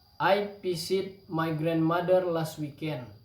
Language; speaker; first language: English; non-native, learner; Indonesian